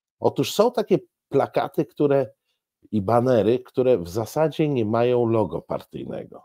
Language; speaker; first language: Polish; native; Polish